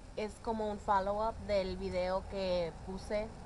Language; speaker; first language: Spanish; early bilingual, heritage; Spanish